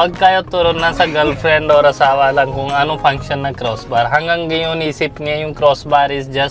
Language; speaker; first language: Filipino; non-native, learner; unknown